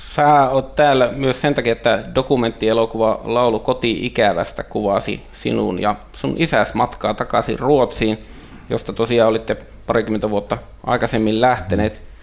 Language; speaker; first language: Finnish; native; Finnish